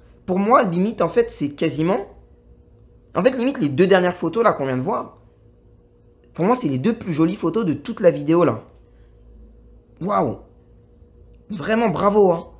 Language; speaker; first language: French; native; French